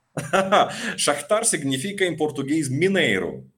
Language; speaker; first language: Portuguese; non-native, fluent; Ukrainian